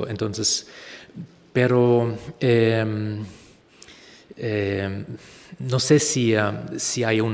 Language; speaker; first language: Spanish; non-native, fluent; German